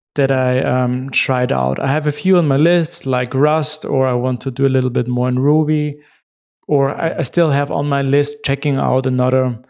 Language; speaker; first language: English; non-native, fluent; German